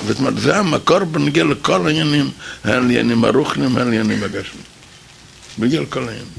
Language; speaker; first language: Hebrew; non-native, fluent; Yiddish